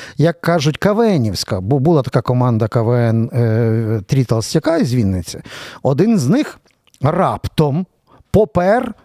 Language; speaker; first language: Ukrainian; native; Ukrainian